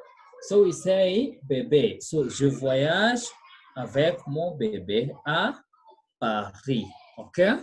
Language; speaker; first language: French; non-native, learner; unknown